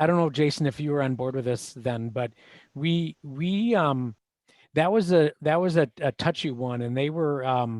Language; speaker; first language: English; native; English